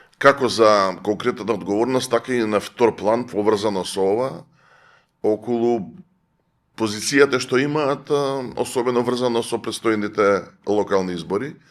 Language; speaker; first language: Macedonian; native; Macedonian